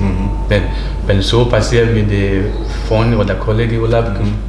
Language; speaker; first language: German; non-native, learner; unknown